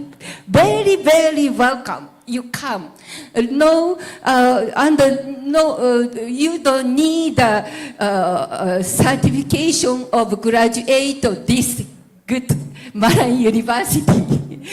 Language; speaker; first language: English; non-native, learner; Japanese